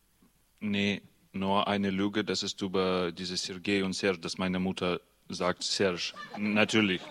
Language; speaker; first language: German; non-native, learner; Russian